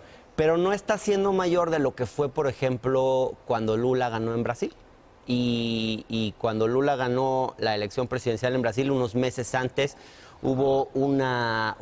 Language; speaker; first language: Spanish; native; Spanish